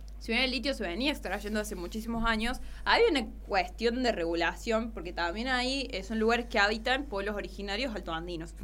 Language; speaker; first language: Spanish; native; Spanish